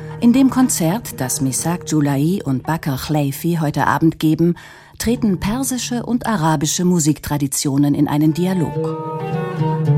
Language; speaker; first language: German; native; German